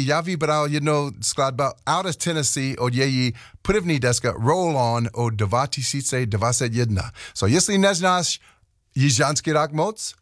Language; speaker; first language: Czech; non-native, learner; English